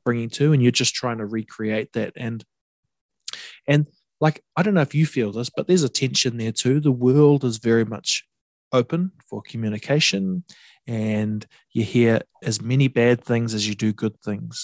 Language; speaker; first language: English; native; English